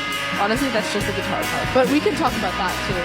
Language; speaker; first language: English; native; English